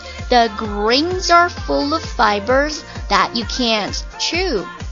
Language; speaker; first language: English; non-native, fluent; Chinese